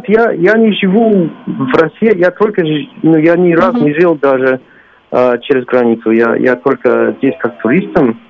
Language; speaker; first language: Russian; non-native, learner; English